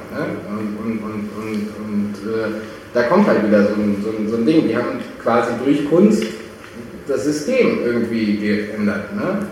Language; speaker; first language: German; native; German